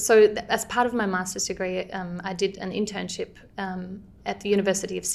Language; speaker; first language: English; non-native, fluent; German